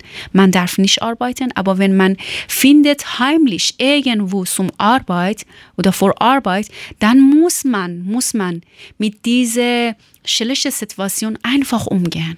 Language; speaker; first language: German; non-native, learner; Persian